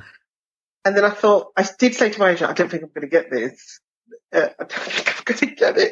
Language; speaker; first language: English; native; English